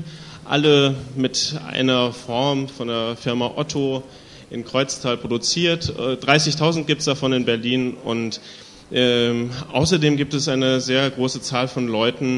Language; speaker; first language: German; native; German